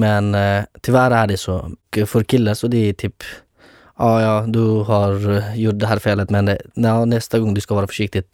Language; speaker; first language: Swedish; non-native, fluent; Persian